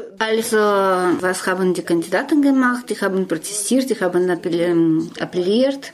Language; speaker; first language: German; non-native, fluent; Russian